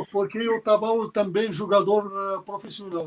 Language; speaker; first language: Portuguese; non-native, fluent; Arabic